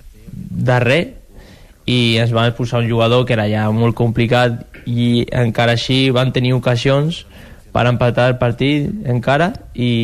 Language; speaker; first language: Catalan; non-native, local second language; Spanish